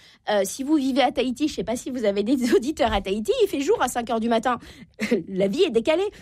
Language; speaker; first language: French; native; French